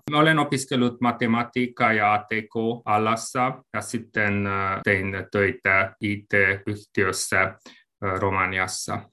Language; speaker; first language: Finnish; non-native, fluent; Hungarian